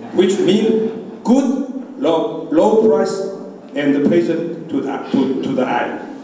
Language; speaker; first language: English; non-native, fluent; Chinese